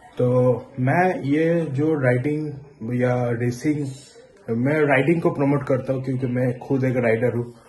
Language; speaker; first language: Hindi; non-native, local second language; Bangla